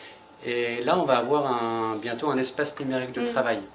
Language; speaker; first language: French; native; French